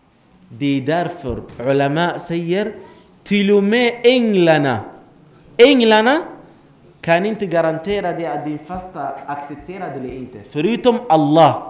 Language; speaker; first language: Swedish; non-native, fluent; Arabic